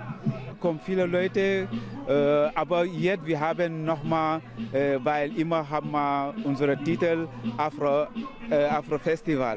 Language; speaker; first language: German; non-native, learner; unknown